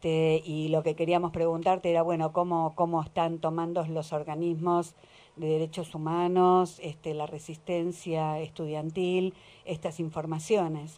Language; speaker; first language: Spanish; native; Spanish